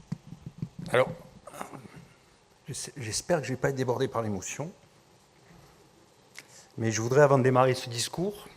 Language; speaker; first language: French; native; French